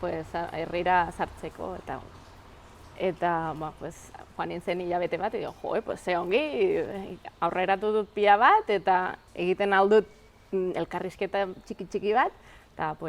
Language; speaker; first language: Basque; non-native, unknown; Catalan